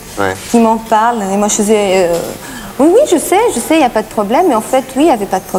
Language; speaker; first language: French; native; French